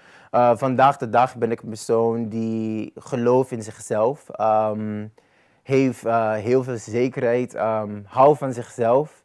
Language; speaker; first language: Dutch; non-native, local second language; Papiamento